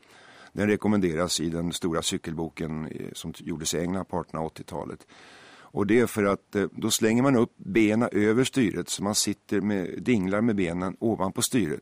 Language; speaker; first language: Swedish; native; Swedish